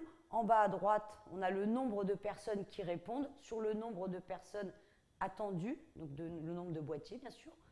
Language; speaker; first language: French; native; French